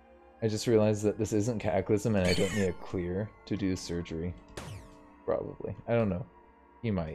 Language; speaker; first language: English; native; English